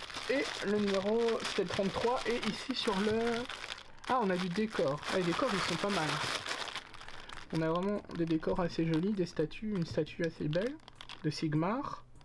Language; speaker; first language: French; native; French